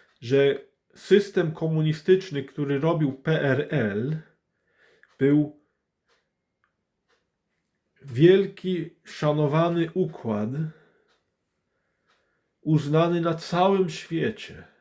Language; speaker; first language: Polish; early bilingual, heritage; English